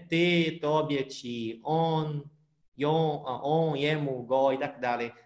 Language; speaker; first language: Polish; non-native, fluent; Portuguese